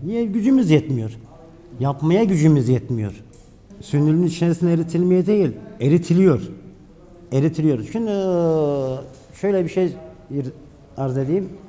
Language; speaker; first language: Turkish; native; Turkish